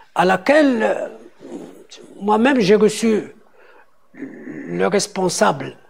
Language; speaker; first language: French; non-native, local second language; Arabic